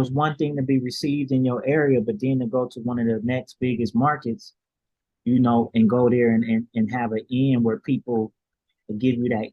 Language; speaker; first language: English; native; English